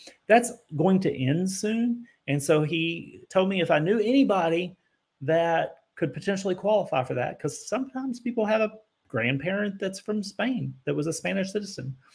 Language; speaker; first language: English; native; English